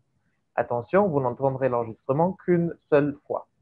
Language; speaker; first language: French; native; French